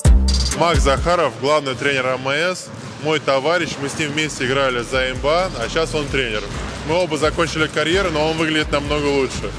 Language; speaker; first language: Russian; native; Russian